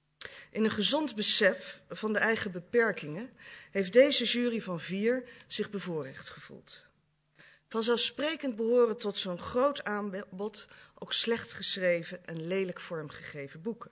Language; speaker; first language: Dutch; native; Dutch